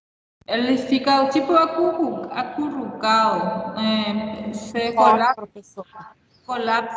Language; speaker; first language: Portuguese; non-native, fluent; Spanish